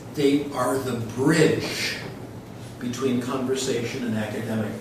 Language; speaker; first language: English; native; English